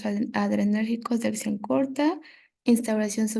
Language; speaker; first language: Spanish; native; Spanish